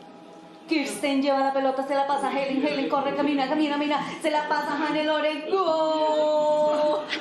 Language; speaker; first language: Spanish; native; Spanish